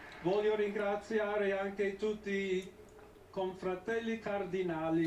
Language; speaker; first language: Italian; non-native, fluent; English